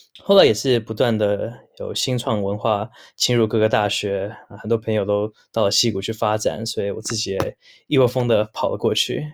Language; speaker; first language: Chinese; early bilingual, heritage; Chinese